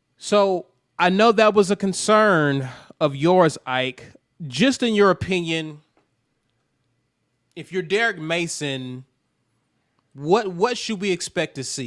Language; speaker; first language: English; native; English